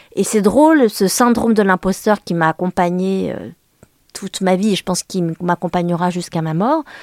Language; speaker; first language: French; early bilingual, other home language; Vietnamese